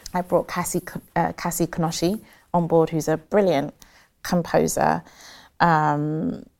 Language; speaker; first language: English; native; English